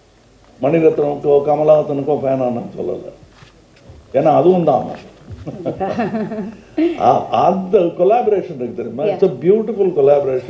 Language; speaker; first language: Tamil; native; Tamil